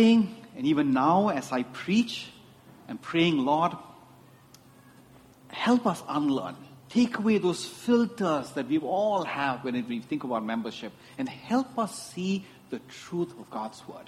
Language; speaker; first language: English; non-native, local second language; Tamil